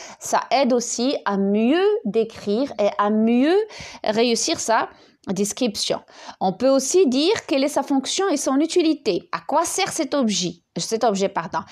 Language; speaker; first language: French; non-native, local second language; Arabic